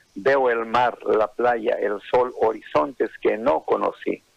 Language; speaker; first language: Spanish; native; Spanish